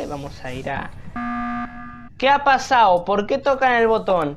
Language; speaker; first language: Spanish; native; Spanish